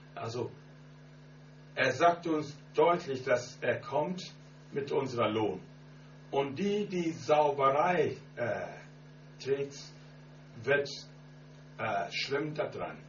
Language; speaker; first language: German; non-native, learner; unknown